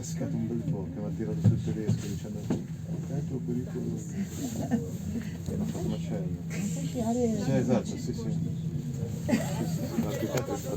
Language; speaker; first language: Italian; native; Italian